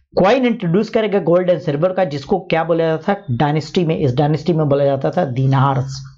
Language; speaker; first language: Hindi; non-native, local second language; Urdu